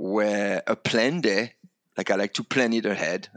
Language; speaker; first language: English; non-native, fluent; French